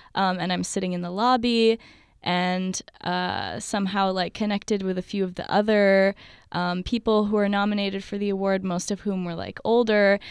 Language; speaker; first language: English; native; English